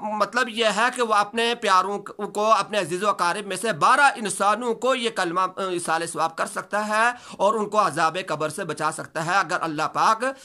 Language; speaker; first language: Urdu; native; Urdu